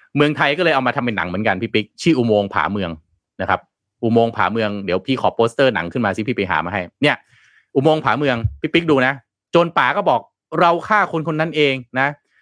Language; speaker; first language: Thai; non-native, local second language; Lao